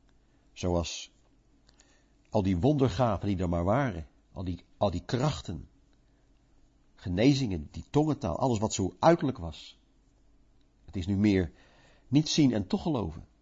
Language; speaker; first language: Dutch; native; Dutch